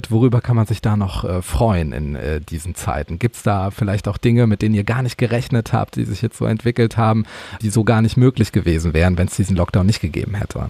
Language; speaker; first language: German; native; German